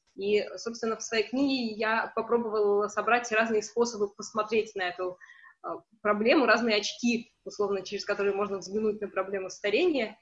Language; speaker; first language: Russian; native; Russian